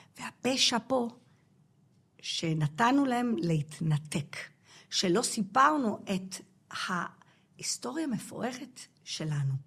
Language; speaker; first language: Hebrew; non-native, fluent; English